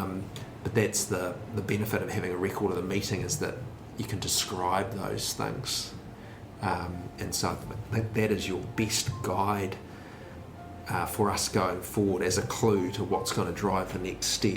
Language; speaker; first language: English; native; English